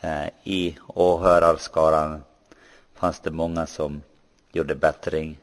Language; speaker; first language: Swedish; non-native, local second language; Finnish